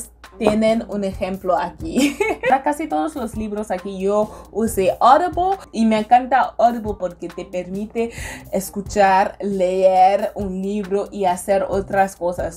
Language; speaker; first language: Spanish; non-native, fluent; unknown